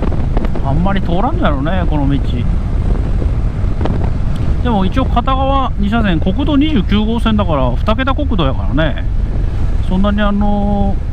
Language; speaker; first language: Japanese; native; Japanese